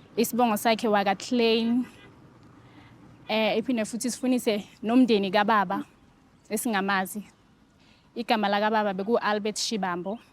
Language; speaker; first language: Zulu; native; Zulu